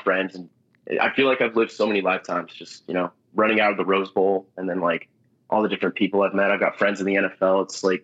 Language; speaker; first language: English; native; English